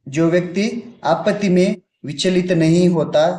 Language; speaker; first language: Hindi; non-native, local second language; Kannada